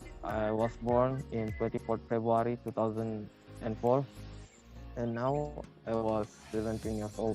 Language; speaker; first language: English; non-native, learner; Indonesian